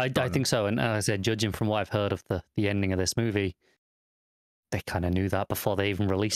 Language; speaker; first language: English; native; English